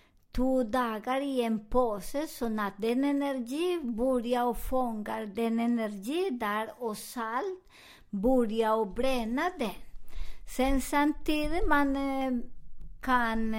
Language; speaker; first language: Swedish; non-native, learner; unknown